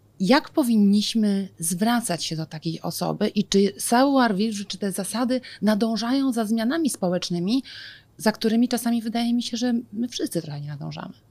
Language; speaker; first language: Polish; native; Polish